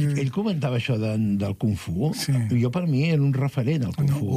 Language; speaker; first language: Catalan; native; Catalan